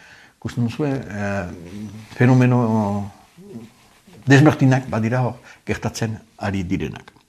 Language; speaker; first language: Basque; native; Basque